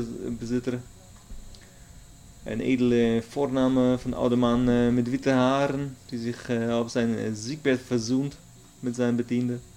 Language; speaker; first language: Dutch; non-native, learner; German